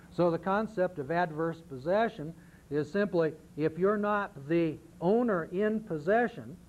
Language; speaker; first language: English; native; English